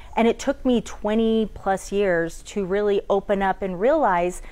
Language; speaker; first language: English; native; English